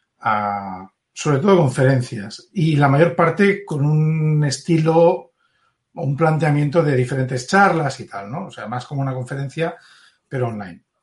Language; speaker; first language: Spanish; native; Spanish